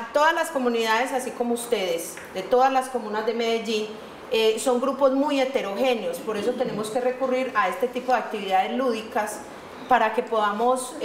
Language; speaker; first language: Spanish; native; Spanish